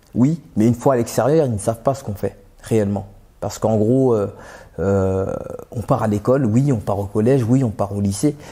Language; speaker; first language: French; native; French